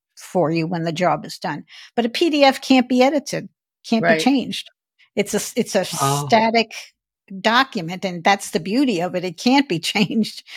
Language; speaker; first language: English; native; English